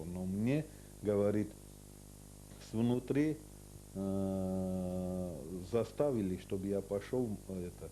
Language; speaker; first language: Russian; non-native, local second language; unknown